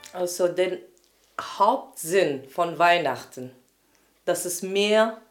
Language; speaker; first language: German; non-native, fluent; Arabic